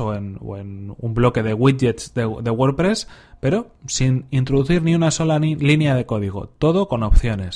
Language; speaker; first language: Spanish; native; Spanish